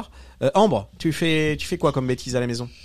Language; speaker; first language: French; native; French